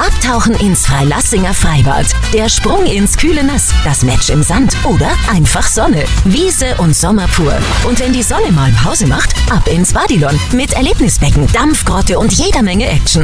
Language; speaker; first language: German; native; German